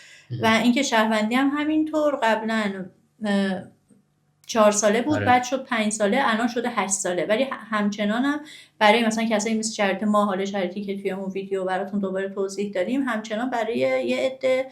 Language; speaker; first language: Persian; native; Persian